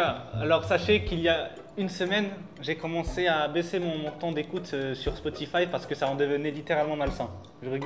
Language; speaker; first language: French; native; French